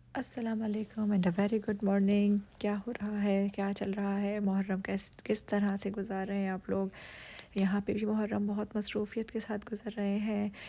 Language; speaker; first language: Urdu; native; Urdu